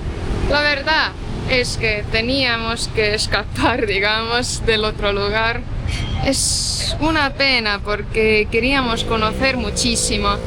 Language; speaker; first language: Spanish; non-native, fluent; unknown